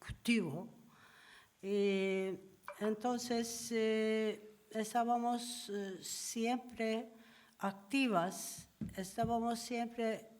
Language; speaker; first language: Spanish; non-native, learner; Turkish